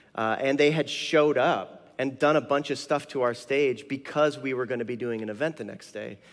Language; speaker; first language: English; native; English